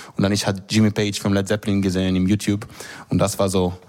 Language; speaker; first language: German; non-native, learner; Hebrew